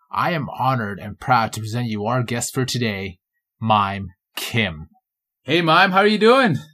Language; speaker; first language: English; native; English